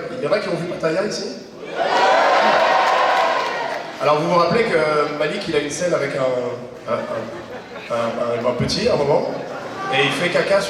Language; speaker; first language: French; native; French